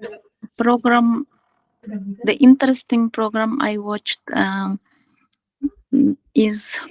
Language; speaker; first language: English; non-native, learner; Kazakh